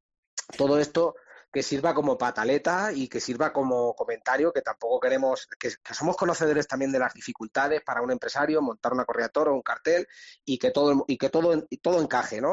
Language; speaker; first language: Spanish; native; Spanish